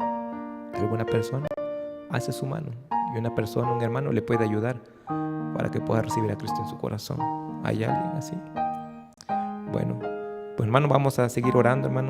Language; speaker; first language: Spanish; native; Spanish